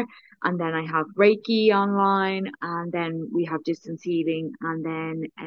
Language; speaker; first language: English; native; English